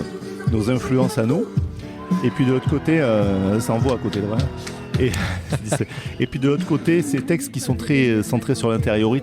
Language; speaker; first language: French; native; French